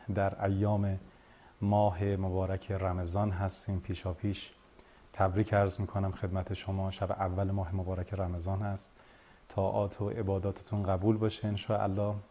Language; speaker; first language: Persian; native; Persian